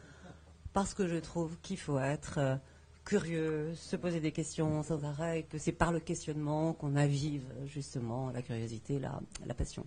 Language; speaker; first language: French; native; French